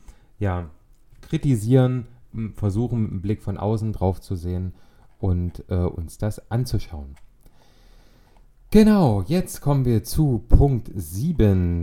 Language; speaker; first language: German; native; German